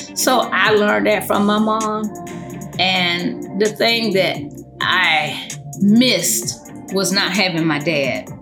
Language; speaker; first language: English; native; English